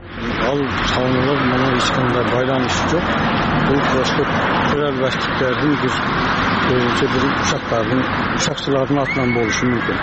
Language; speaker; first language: Kyrgyz; native; Kyrgyz